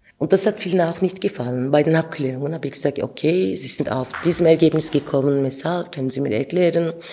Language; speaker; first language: German; non-native, fluent; Turkish